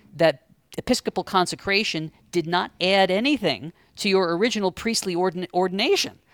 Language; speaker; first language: English; native; English